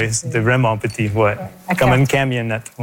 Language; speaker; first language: French; non-native, local second language; English